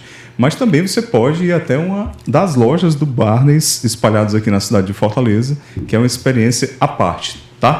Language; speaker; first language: Portuguese; native; Portuguese